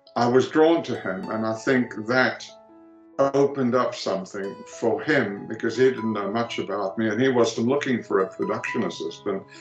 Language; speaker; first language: English; early bilingual, other home language; Greek